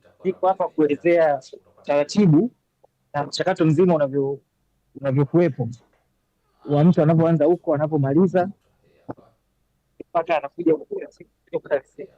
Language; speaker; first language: Swahili; native; Swahili